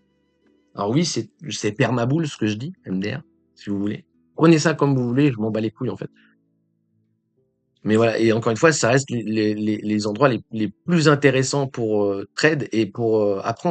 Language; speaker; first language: French; native; French